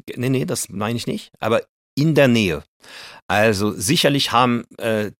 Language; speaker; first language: German; non-native, fluent; French